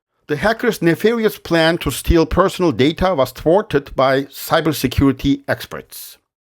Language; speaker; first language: English; non-native, fluent; Turkish